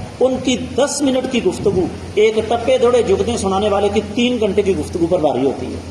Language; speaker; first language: Urdu; non-native, local second language; Punjabi